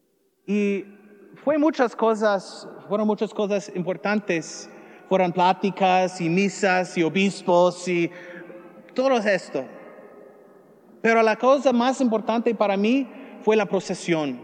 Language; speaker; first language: Spanish; non-native, learner; English